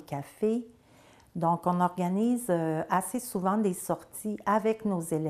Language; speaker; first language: French; native; French